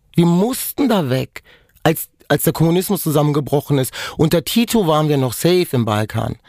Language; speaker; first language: German; non-native, local second language; Romany